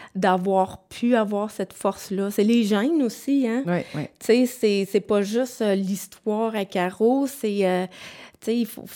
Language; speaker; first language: French; native; French